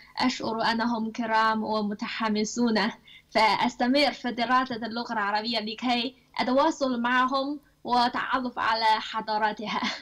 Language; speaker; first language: Arabic; non-native, learner; Chinese